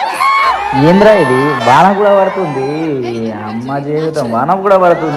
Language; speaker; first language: Telugu; native; Telugu